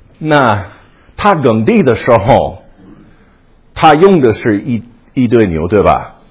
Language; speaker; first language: Chinese; non-native, fluent; English